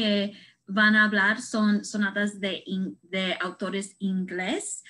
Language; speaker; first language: Spanish; non-native, learner; English